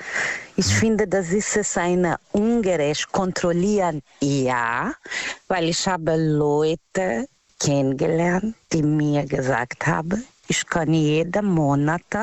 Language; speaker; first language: German; non-native, learner; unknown